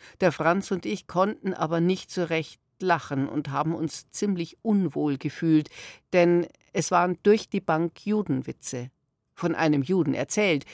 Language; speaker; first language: German; native; German